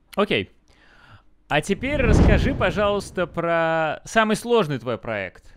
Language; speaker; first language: Russian; native; Russian